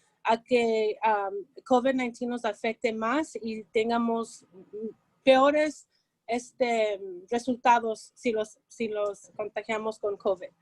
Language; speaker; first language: Spanish; early bilingual, heritage; Spanish